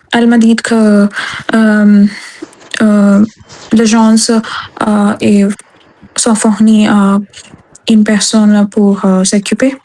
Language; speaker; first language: French; non-native, learner; Hindi